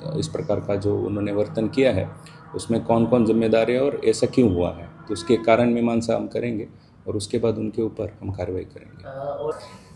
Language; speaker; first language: Hindi; non-native, local second language; Gujarati